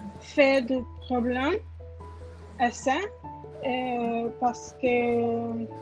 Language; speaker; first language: French; non-native, learner; Spanish